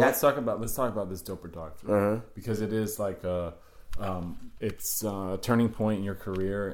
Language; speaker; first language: English; native; English